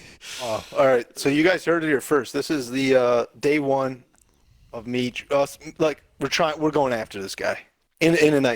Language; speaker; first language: English; native; English